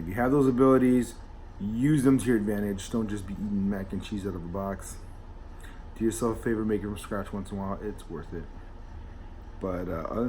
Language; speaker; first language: English; native; English